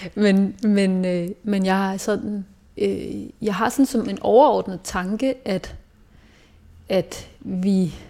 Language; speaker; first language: Danish; native; Danish